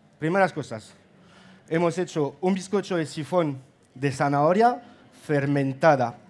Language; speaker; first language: Spanish; non-native, fluent; German